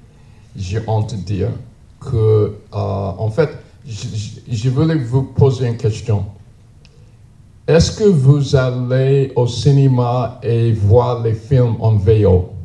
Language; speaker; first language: French; non-native, learner; English